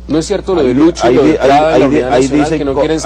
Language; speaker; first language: Spanish; native; Spanish